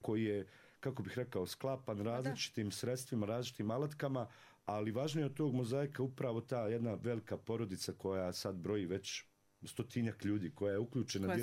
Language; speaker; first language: Serbian; native; Serbian